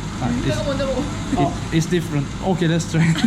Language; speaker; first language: English; non-native, fluent; Turkish